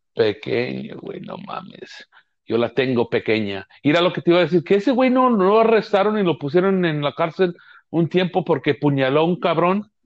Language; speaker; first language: Spanish; early bilingual, heritage; Spanish